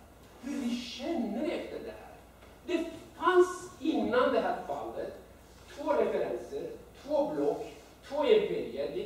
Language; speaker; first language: Swedish; non-native, fluent; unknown